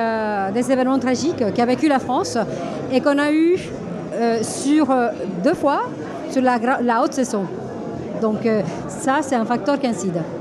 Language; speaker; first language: French; native; French